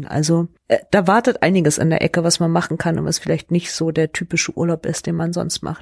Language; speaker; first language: German; native; German